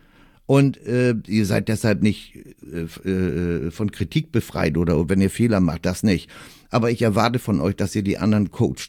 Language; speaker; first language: German; native; German